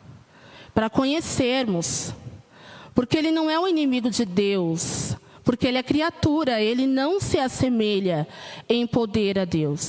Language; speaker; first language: Portuguese; native; Portuguese